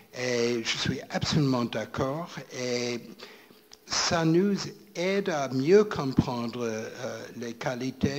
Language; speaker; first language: French; non-native, fluent; English